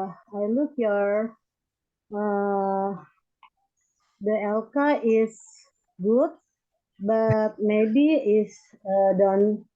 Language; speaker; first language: English; non-native, learner; Indonesian